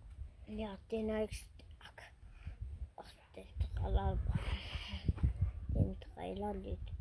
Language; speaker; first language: Danish; early bilingual, other home language; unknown